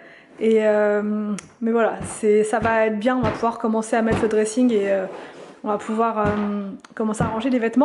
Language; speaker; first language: French; native; French